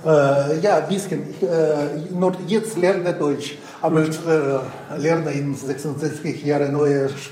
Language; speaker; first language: German; non-native, learner; Russian